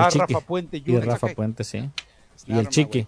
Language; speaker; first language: Spanish; native; Spanish